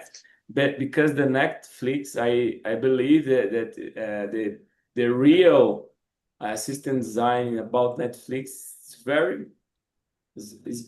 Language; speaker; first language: English; non-native, learner; Portuguese